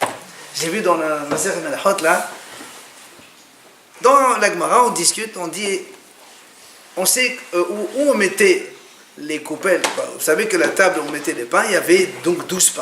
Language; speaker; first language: French; native; French